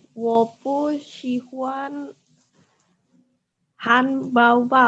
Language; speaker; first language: Chinese; non-native, learner; Indonesian